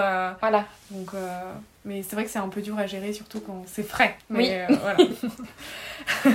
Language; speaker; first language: French; native; French